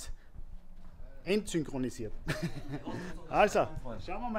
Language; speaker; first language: German; native; German